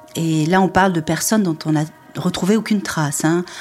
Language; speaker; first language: French; native; French